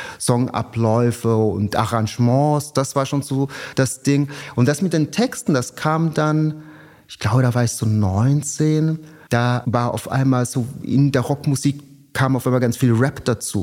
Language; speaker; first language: German; native; German